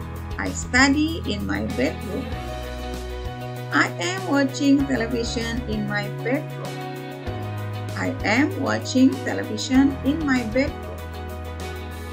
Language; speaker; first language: English; non-native, fluent; Indonesian